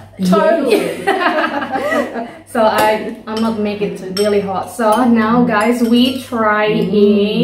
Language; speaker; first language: English; non-native, learner; Indonesian